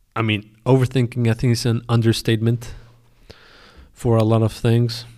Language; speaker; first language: English; non-native, fluent; Spanish